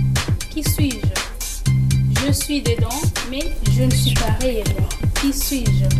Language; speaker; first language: French; non-native, local second language; Comorian